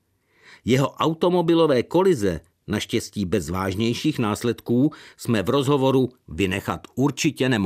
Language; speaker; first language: Czech; native; Czech